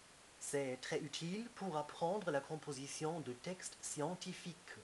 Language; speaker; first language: French; non-native, fluent; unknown